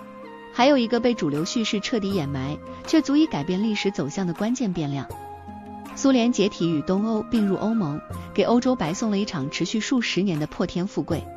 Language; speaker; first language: Chinese; native; Chinese